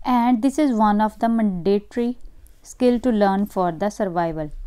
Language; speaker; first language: English; non-native, local second language; Punjabi